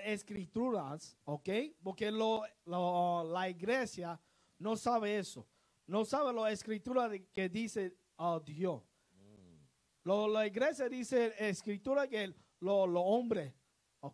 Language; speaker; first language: Spanish; non-native, learner; English